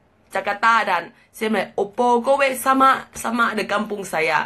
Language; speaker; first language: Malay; non-native, learner; Thai